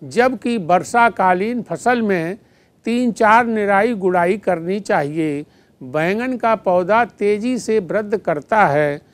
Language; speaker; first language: Hindi; native; Hindi